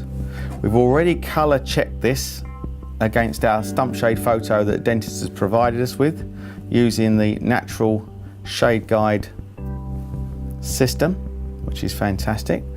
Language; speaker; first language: English; native; English